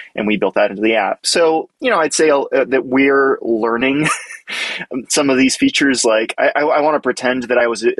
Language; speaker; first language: English; native; English